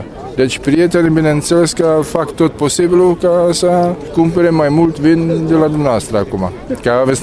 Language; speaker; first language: Romanian; non-native, fluent; Czech